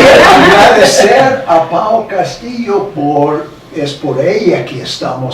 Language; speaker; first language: Spanish; non-native, fluent; English